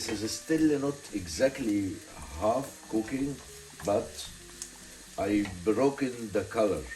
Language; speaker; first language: English; non-native, learner; Arabic